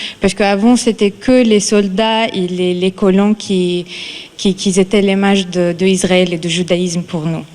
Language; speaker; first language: French; non-native, fluent; Arabic